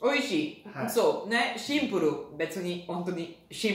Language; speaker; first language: Japanese; non-native, learner; Italian